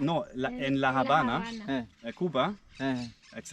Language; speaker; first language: Spanish; non-native, learner; German